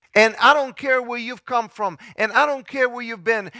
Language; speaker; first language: English; early bilingual, other home language; Italian